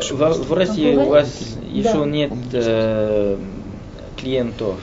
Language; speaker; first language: Russian; non-native, learner; French